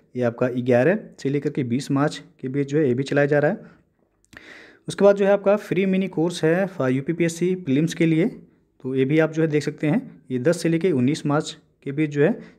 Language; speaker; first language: Hindi; native; Hindi